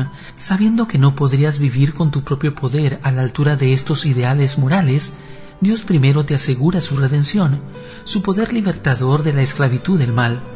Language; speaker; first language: Spanish; native; Spanish